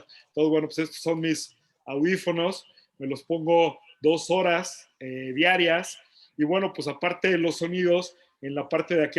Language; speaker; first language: Spanish; native; Spanish